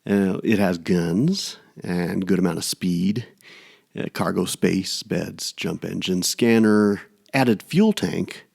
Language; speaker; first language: English; native; English